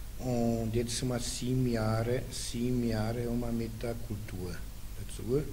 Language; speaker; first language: German; non-native, learner; Serbian